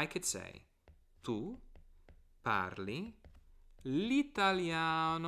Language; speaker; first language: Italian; non-native, fluent; English